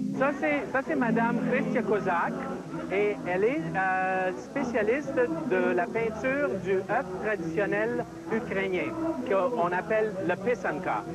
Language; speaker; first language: French; native; French